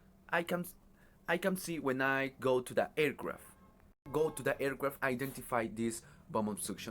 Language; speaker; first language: English; non-native, learner; Spanish